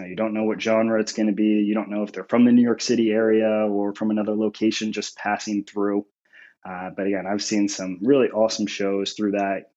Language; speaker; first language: English; native; English